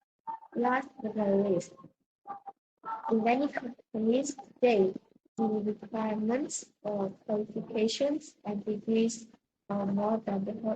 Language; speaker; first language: English; non-native, learner; Vietnamese